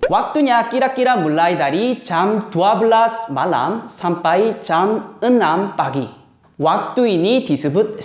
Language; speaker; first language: Indonesian; non-native, fluent; Korean